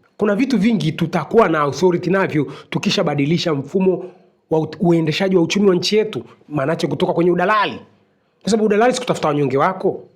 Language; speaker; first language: Swahili; native; Swahili